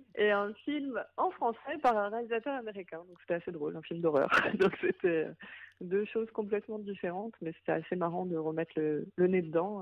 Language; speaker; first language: French; native; French